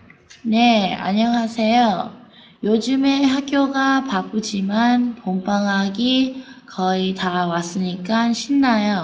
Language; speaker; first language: Korean; non-native, learner; English